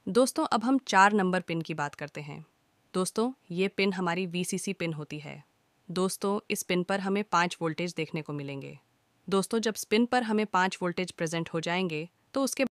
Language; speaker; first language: Hindi; native; Hindi